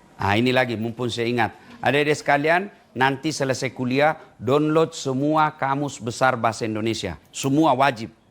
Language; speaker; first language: Indonesian; non-native, local second language; Buginese